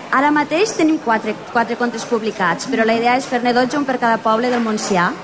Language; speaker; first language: Catalan; native; Catalan